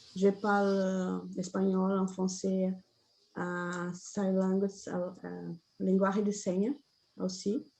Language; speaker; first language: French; non-native, learner; Portuguese